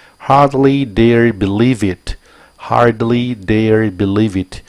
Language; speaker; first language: English; non-native, fluent; Korean